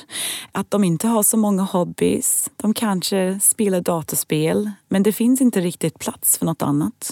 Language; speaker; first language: Swedish; non-native, fluent; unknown